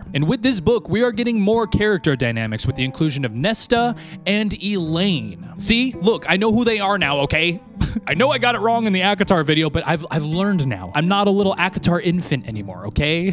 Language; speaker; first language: English; native; English